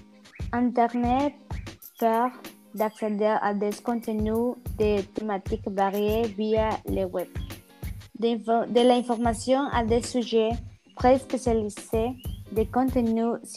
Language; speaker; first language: French; non-native, learner; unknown